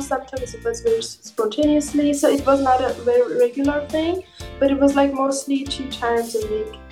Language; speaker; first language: English; non-native, fluent; Persian